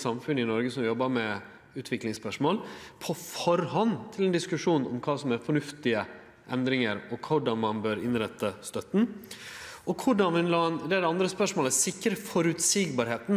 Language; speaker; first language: Norwegian; native; Norwegian